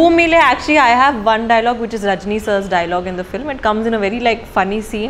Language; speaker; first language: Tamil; non-native, learner; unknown